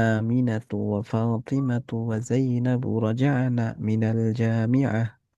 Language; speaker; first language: Arabic; non-native, fluent; Bangla